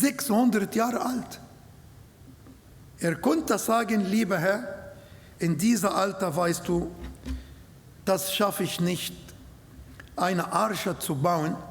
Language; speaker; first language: German; non-native, learner; Arabic